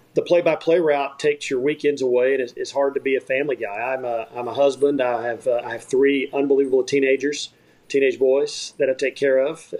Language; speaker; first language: English; native; English